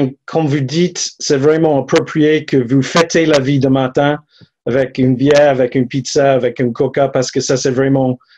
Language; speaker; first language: French; non-native, fluent; English